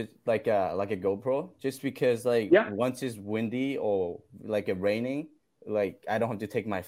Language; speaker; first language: English; non-native, fluent; Burmese